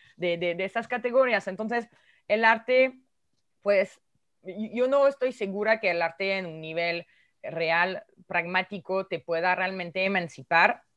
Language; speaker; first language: Spanish; non-native, fluent; French